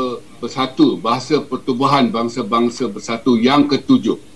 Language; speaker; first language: Malay; native; Malay